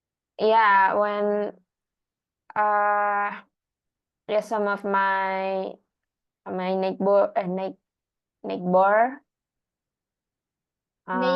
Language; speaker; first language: English; non-native, learner; Indonesian